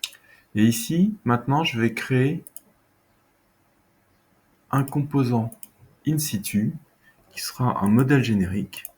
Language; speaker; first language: French; native; French